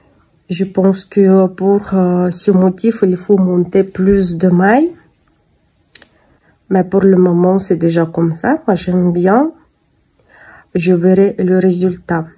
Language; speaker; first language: French; non-native, fluent; Russian